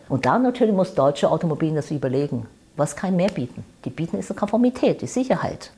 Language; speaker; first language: German; non-native, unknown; Chinese